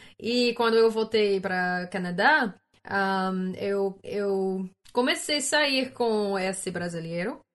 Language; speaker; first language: Portuguese; non-native, learner; English